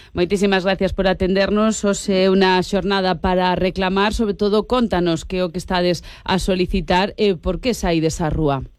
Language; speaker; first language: Galician; non-native, local second language; Spanish